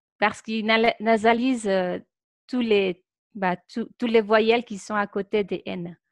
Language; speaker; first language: French; non-native, fluent; Spanish